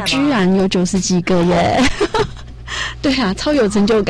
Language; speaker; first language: Chinese; native; Chinese